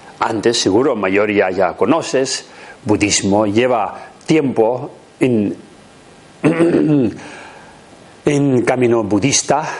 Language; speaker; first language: Spanish; non-native, learner; Tibetan